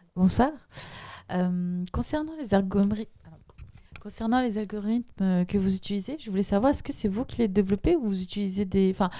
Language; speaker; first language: French; non-native, local second language; Arabic